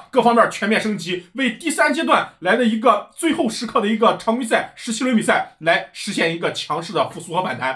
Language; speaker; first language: Chinese; native; Chinese